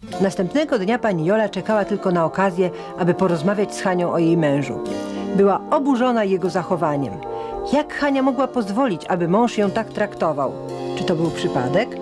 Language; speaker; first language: Polish; native; Polish